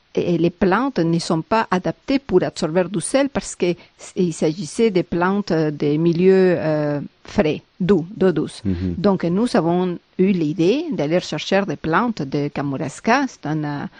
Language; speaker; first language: French; non-native, fluent; Spanish